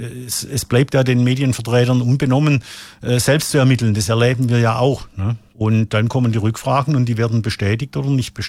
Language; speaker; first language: German; native; German